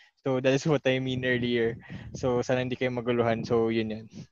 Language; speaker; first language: English; non-native, local second language; Filipino